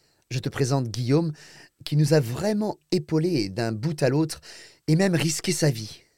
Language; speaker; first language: French; native; French